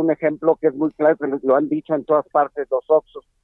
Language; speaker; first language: Spanish; native; Spanish